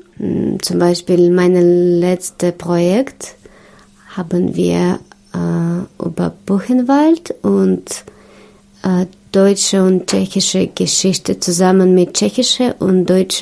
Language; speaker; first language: German; non-native, learner; Russian